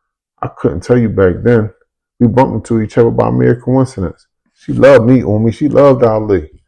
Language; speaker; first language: English; native; English